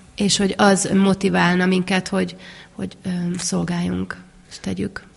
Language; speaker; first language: Hungarian; native; Hungarian